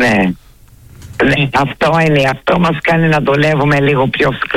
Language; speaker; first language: Greek; early bilingual, heritage; Greek